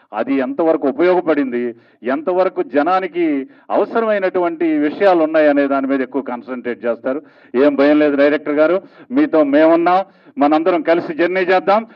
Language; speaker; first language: Telugu; native; Telugu